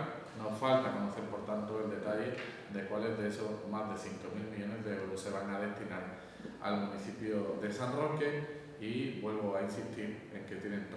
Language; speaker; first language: Spanish; native; Spanish